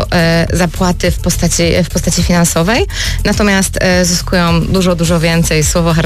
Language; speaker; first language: Polish; native; Polish